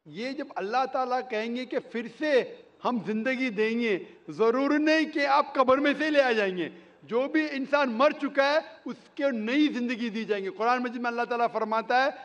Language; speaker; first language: Hindi; non-native, local second language; Konkani